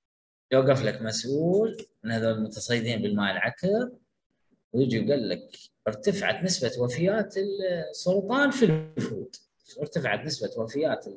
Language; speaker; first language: Arabic; native; Arabic